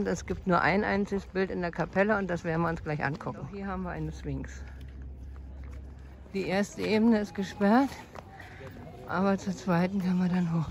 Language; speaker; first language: German; native; German